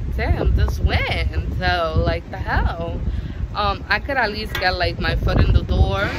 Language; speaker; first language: English; native; English